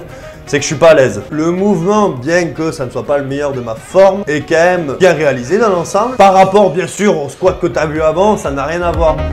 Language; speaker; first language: French; native; French